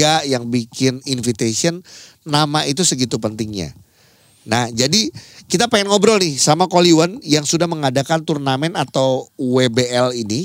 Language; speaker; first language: Indonesian; native; Indonesian